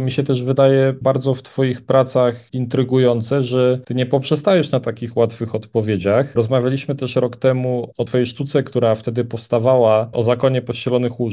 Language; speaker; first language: Polish; native; Polish